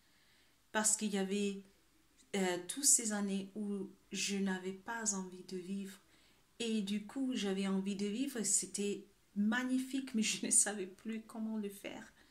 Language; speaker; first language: French; non-native, fluent; Spanish